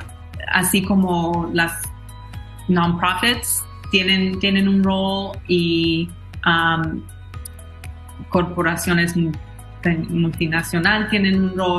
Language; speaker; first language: Spanish; early bilingual, heritage; Spanish